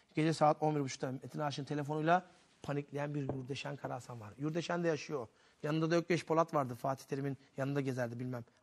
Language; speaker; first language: Turkish; native; Turkish